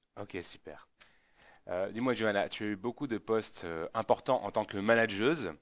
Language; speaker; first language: French; native; French